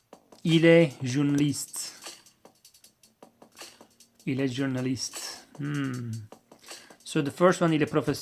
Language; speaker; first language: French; non-native, learner; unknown